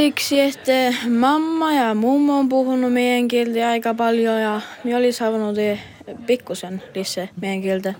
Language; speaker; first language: Finnish; non-native, local second language; Swedish